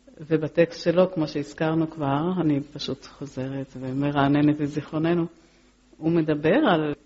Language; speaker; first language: Hebrew; early bilingual, other home language; Polish